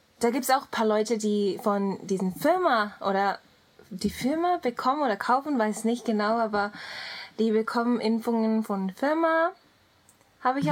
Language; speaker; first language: German; non-native, learner; Japanese